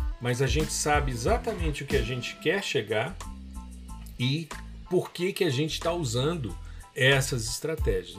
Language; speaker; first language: Portuguese; native; Portuguese